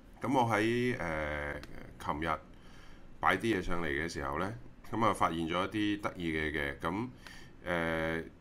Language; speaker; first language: Cantonese; native; Cantonese